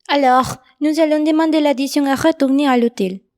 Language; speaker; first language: French; non-native, learner; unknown